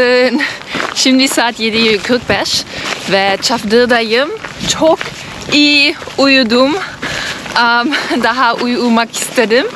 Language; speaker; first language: Turkish; non-native, learner; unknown